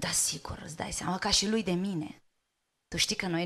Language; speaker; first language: Romanian; native; Romanian